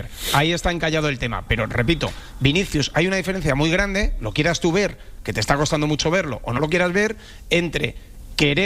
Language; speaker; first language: Spanish; native; Spanish